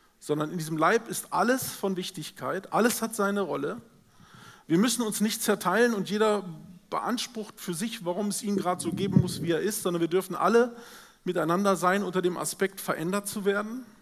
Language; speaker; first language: German; native; German